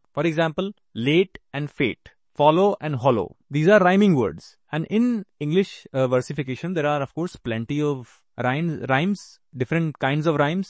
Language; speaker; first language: English; non-native, local second language; Hindi